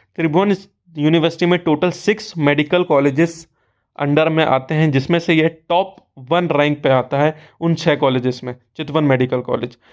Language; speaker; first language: Hindi; native; Hindi